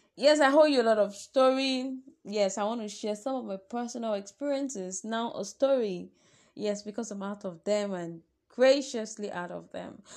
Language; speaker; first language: English; non-native, local second language; Yoruba